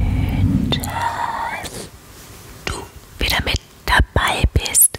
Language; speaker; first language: German; native; German